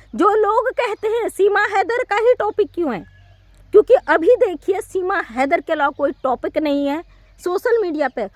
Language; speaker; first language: Hindi; native; Hindi